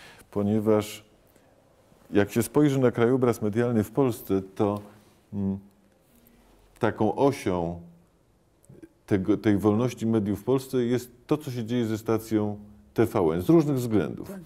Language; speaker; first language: Polish; native; Polish